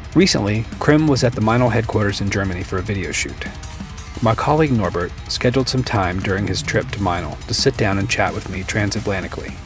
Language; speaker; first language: English; native; English